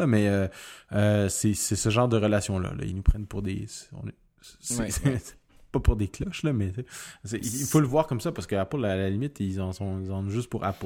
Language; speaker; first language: French; native; French